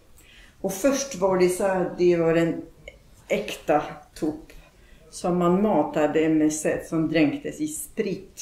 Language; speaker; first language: Swedish; non-native, fluent; Polish